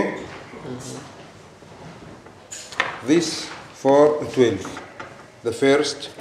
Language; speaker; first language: English; non-native, learner; Arabic